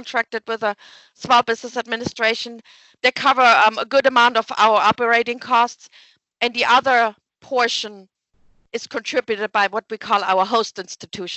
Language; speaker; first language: English; non-native, fluent; German